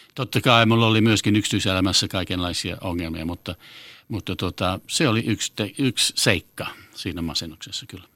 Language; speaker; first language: Finnish; non-native, fluent; English